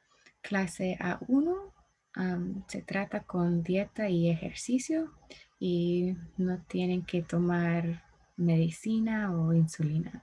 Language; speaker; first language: Spanish; non-native, learner; English